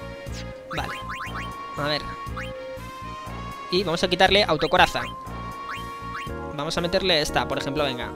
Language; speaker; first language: Spanish; native; Spanish